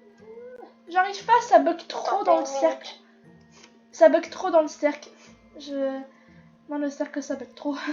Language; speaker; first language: French; native; French